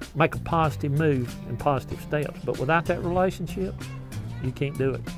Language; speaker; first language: English; native; English